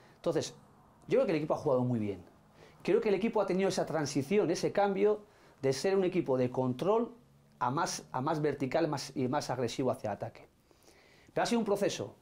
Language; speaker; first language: Spanish; native; Spanish